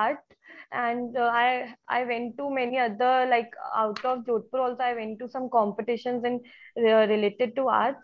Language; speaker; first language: English; non-native, local second language; Hindi